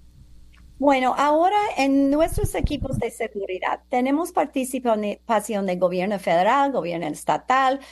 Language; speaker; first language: Spanish; non-native, fluent; English